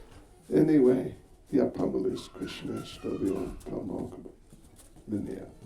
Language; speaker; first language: Russian; non-native, learner; English